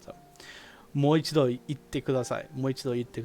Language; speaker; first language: Japanese; non-native, learner; English